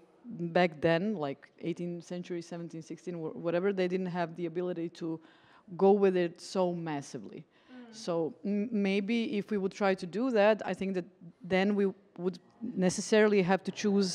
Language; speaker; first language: English; non-native, fluent; Croatian